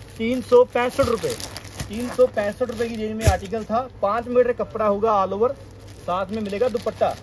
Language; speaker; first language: Hindi; non-native, local second language; Punjabi